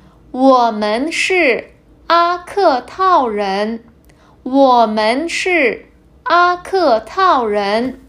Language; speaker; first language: Chinese; non-native, fluent; Kazakh